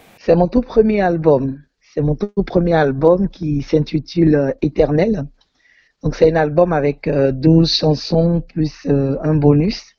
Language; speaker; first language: French; non-native, local second language; Yoruba